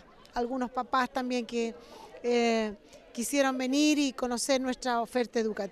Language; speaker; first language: Spanish; native; Spanish